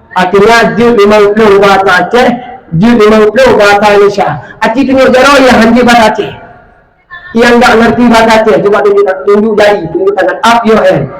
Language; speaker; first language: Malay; non-native, local second language; Achinese